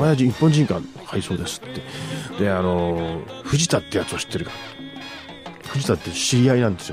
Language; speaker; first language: Japanese; native; Japanese